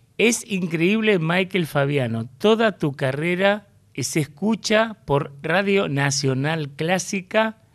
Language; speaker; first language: Spanish; native; Spanish